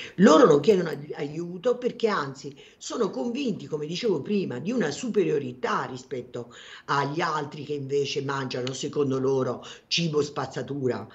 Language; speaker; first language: Italian; native; Italian